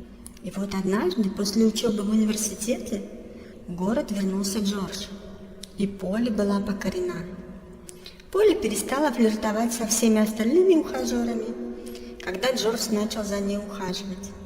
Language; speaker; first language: Russian; native; Russian